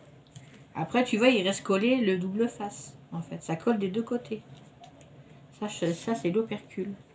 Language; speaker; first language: French; native; French